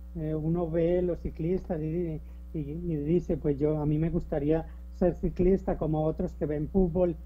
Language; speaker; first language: Spanish; native; Spanish